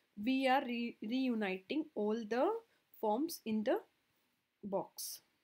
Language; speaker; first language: English; non-native, local second language; Hindi